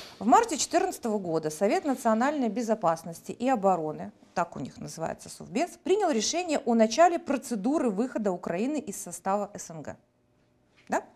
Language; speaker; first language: Russian; native; Russian